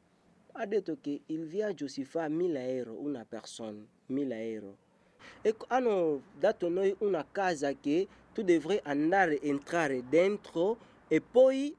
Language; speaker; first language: Italian; non-native, learner; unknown